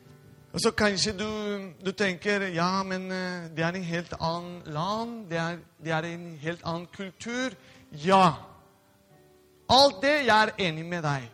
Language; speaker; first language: Norwegian; non-native, fluent; Spanish